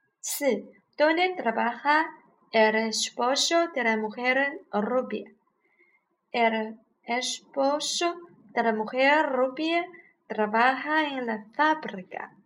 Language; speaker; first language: Spanish; non-native, learner; Chinese